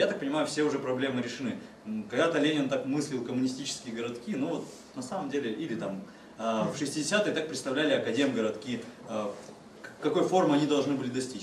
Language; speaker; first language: Russian; native; Russian